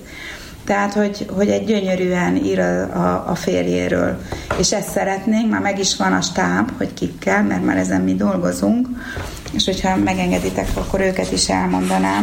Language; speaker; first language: Hungarian; native; Hungarian